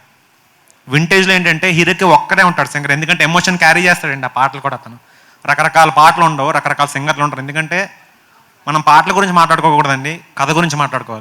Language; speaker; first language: Telugu; native; Telugu